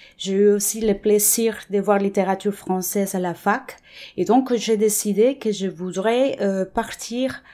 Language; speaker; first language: French; non-native, fluent; Spanish